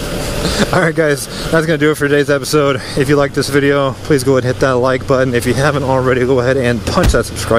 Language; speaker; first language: English; native; English